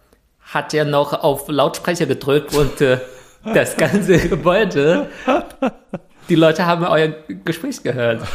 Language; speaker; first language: German; non-native, fluent; Chinese